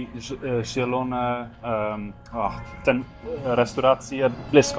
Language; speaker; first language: Polish; non-native, learner; Norwegian